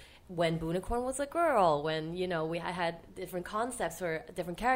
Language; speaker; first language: English; non-native, local second language; Cantonese